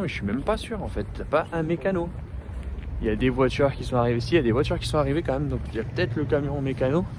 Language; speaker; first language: French; native; French